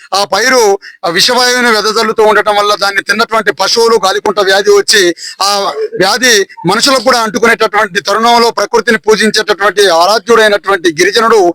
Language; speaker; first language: Telugu; non-native, local second language; Lambadi